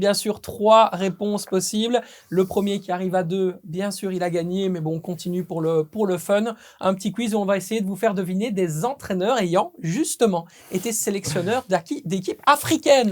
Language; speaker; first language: French; native; French